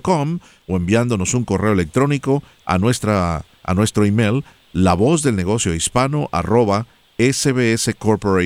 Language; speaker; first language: Spanish; native; Spanish